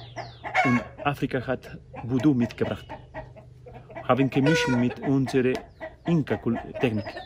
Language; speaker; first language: German; non-native, learner; Spanish